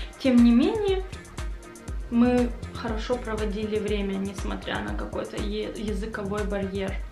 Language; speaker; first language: Russian; native; Russian